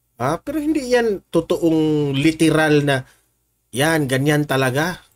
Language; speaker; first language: Filipino; non-native, local second language; Cebuano